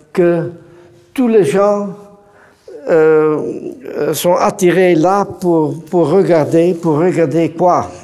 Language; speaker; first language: French; non-native, fluent; Dutch